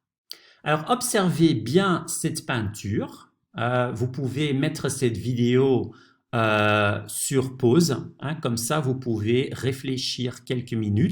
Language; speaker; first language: French; non-native, fluent; Dutch